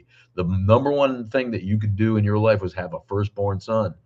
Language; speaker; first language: English; native; English